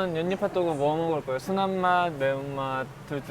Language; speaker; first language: Korean; native; Korean